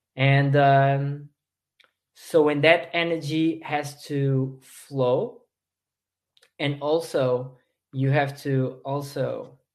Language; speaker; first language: English; non-native, fluent; Portuguese